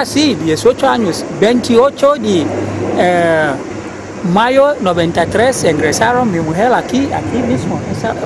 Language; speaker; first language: Spanish; non-native, learner; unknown